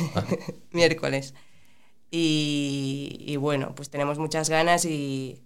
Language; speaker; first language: Spanish; native; Spanish